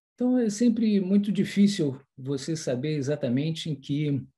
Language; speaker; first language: Portuguese; early bilingual, other home language; French